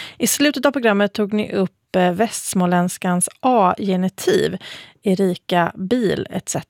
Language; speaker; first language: Swedish; native; Swedish